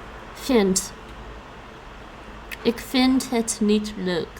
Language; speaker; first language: Dutch; non-native, learner; English